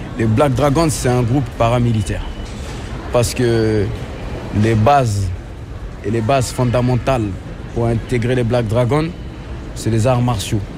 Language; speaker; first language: French; native; French